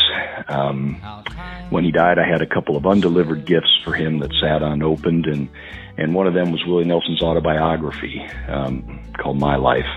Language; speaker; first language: English; native; English